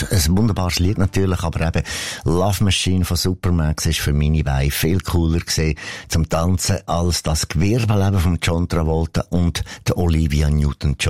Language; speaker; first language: German; native; German